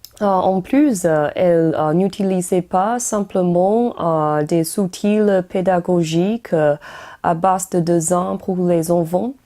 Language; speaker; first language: French; non-native, learner; Chinese